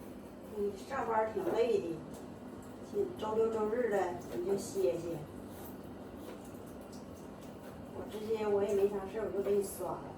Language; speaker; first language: Chinese; native; Chinese